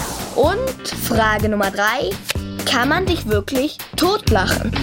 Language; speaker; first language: German; native; German